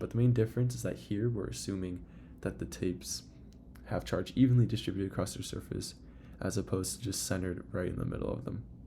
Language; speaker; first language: English; native; English